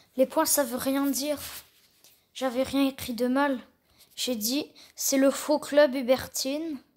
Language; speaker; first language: French; native; French